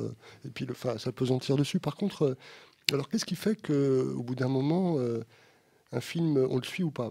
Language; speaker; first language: French; native; French